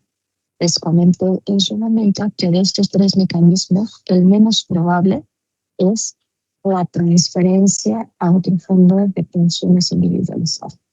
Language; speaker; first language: Spanish; native; Spanish